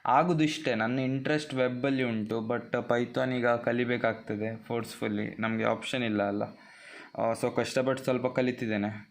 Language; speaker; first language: Kannada; non-native, local second language; Konkani